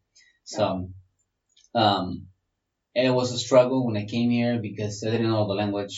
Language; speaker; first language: English; non-native, fluent; Spanish